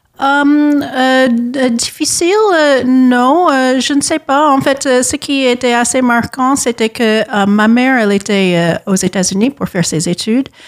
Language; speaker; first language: French; non-native, fluent; English